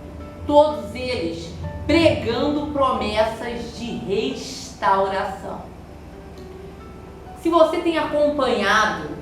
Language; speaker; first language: Portuguese; native; Portuguese